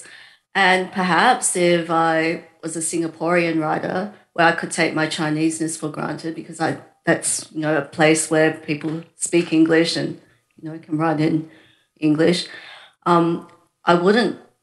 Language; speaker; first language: English; native; English